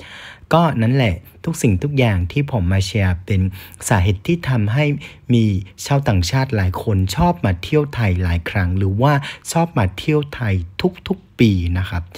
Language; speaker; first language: Thai; non-native, fluent; Vietnamese